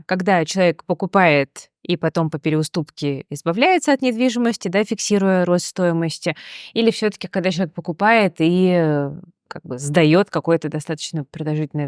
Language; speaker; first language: Russian; native; Russian